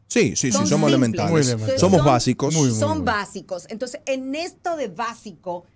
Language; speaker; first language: Spanish; native; Spanish